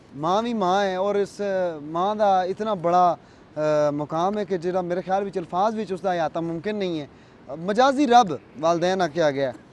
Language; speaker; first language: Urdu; non-native, local second language; Pahari-Potwari